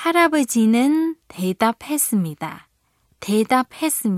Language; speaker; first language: Korean; non-native, fluent; Vietnamese